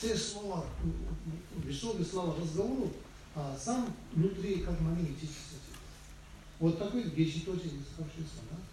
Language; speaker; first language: Russian; non-native, learner; Tibetan